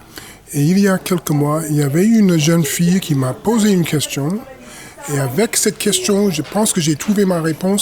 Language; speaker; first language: French; non-native, fluent; English